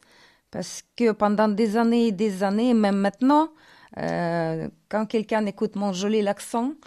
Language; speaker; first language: French; non-native, fluent; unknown